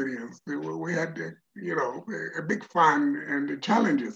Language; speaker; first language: English; non-native, fluent; Tsonga